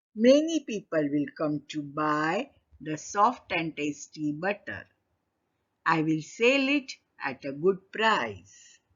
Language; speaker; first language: English; non-native, local second language; Marathi